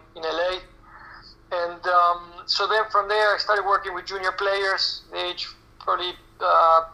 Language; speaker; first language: English; non-native, fluent; Spanish